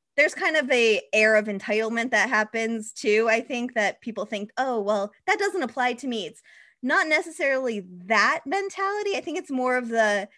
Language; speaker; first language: English; native; English